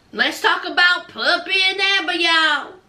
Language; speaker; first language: English; native; English